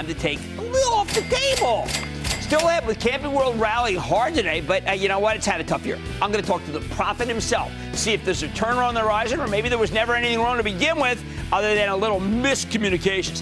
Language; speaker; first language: English; native; English